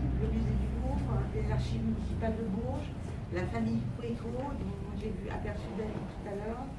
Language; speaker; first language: French; native; French